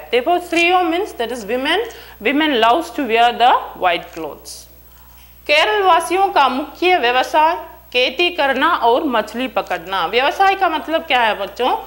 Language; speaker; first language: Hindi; non-native, local second language; Tamil